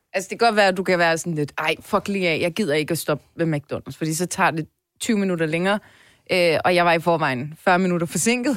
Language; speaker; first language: Danish; early bilingual, other home language; Persian